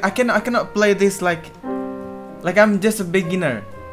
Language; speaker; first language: English; non-native, learner; Indonesian